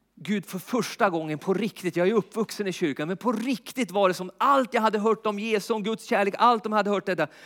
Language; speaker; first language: Swedish; native; Swedish